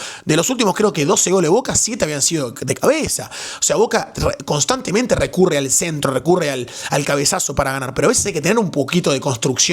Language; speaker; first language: Spanish; native; Spanish